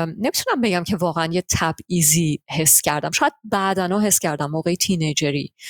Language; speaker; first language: Persian; early bilingual, heritage; Persian